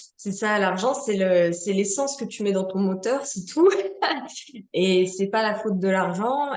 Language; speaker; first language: French; native; French